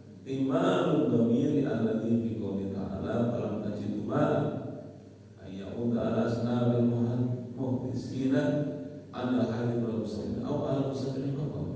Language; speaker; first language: Arabic; non-native, fluent; Indonesian